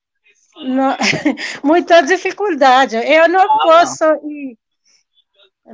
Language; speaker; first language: Portuguese; non-native, learner; Haitian Creole